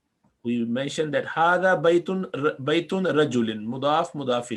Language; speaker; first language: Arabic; non-native, fluent; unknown